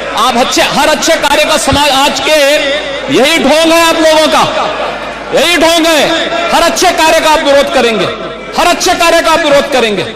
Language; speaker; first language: Hindi; native; Hindi